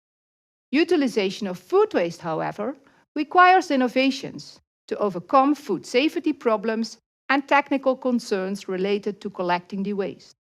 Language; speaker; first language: English; non-native, fluent; Dutch